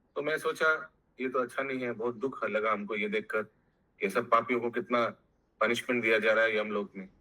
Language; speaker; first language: Hindi; non-native, local second language; Bangla